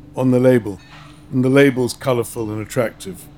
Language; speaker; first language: English; native; English